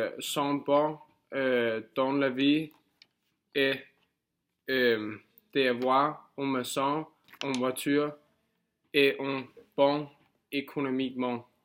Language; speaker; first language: French; non-native, learner; Danish